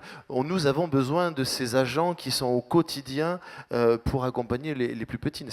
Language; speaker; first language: French; native; French